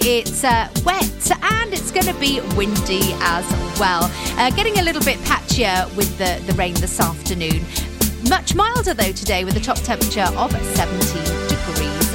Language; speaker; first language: English; native; English